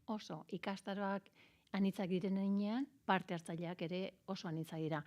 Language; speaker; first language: Basque; native; Basque